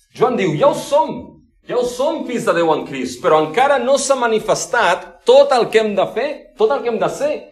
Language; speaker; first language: Catalan; non-native, local second language; Spanish